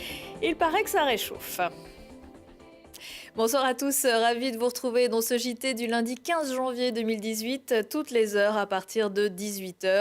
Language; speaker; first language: French; native; French